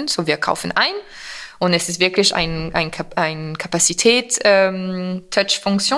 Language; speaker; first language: German; non-native, fluent; French